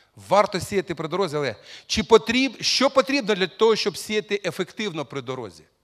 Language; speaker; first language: Ukrainian; non-native, local second language; Russian